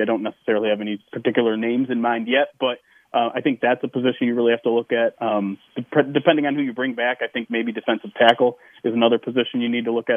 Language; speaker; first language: English; native; English